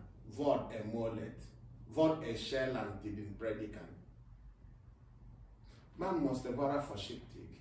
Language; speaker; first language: Swedish; non-native, fluent; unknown